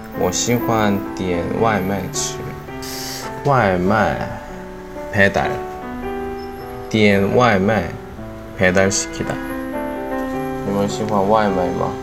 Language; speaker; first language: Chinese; non-native, fluent; Korean